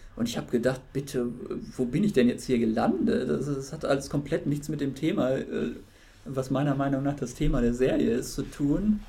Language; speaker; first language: German; native; German